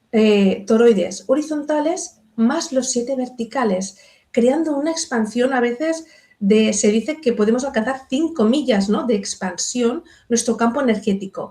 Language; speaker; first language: Spanish; native; Spanish